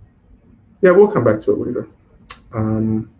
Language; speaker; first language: English; native; English